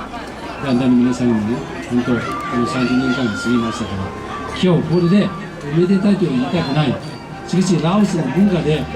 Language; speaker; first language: Japanese; non-native, fluent; Lao